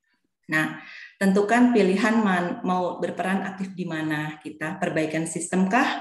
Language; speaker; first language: Indonesian; native; Indonesian